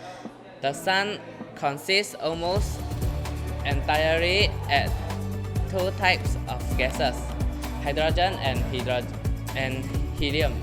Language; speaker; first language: English; non-native, local second language; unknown